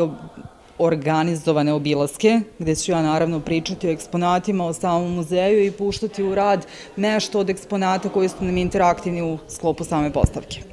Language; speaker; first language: Serbian; native; Serbian